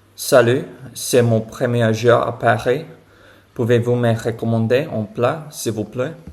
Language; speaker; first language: French; non-native, learner; English